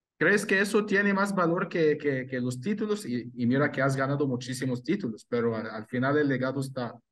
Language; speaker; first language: Spanish; non-native, fluent; Arabic